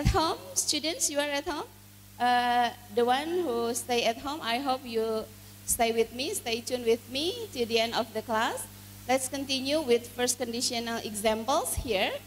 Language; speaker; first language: English; non-native, fluent; Indonesian